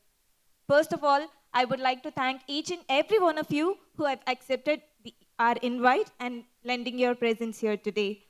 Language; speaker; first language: English; non-native, local second language; Tamil